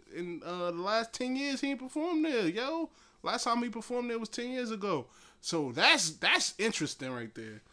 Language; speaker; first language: English; native; English